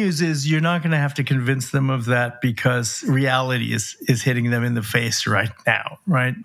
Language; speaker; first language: English; native; English